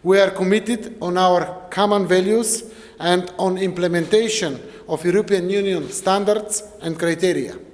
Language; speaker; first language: English; non-native, fluent; Macedonian